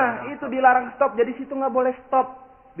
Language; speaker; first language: Indonesian; native; Indonesian